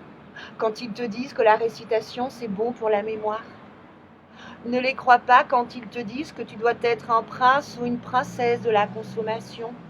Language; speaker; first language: French; native; French